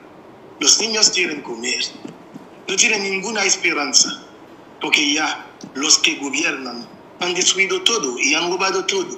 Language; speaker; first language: Spanish; non-native, fluent; Haitian Creole